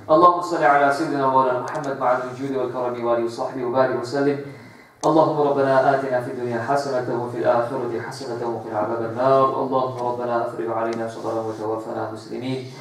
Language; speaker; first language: Urdu; early bilingual, other home language; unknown